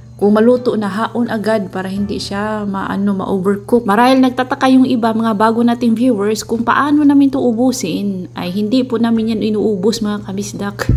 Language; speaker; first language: Filipino; non-native, local second language; Cebuano